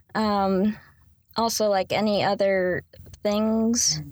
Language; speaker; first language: English; native; English